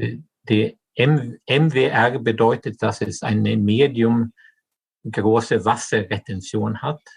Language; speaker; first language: German; non-native, fluent; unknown